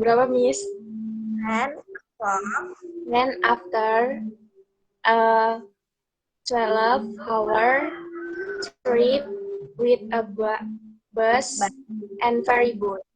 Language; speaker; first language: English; non-native, learner; Indonesian